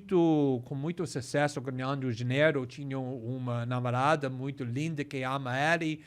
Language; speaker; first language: Portuguese; non-native, fluent; English